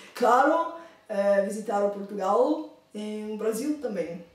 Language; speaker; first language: Portuguese; non-native, fluent; Bulgarian